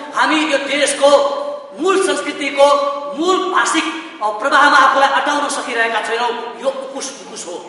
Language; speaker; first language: Nepali; non-native, local second language; Maithili